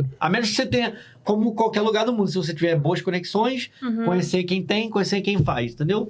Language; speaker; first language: Portuguese; native; Portuguese